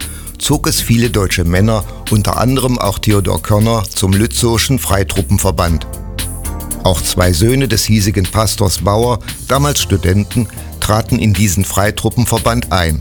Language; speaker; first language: German; native; German